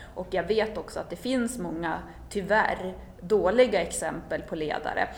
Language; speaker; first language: Swedish; native; Swedish